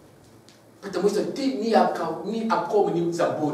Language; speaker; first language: Russian; non-native, learner; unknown